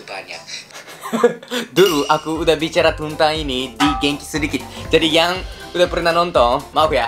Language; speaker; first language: Indonesian; non-native, learner; Japanese